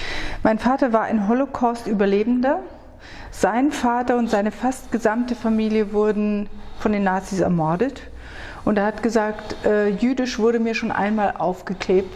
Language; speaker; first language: German; early bilingual, other home language; Hebrew